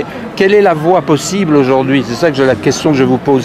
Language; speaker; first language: French; native; French